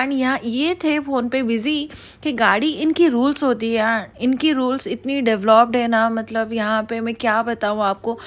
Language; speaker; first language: Hindi; native; Hindi